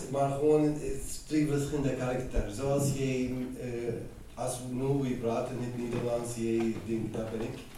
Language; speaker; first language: Dutch; non-native, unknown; Arabic